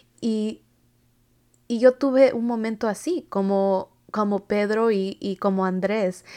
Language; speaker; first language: Spanish; early bilingual, heritage; Spanish